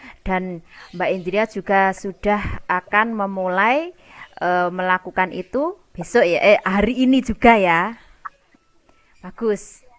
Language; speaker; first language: Indonesian; native; Indonesian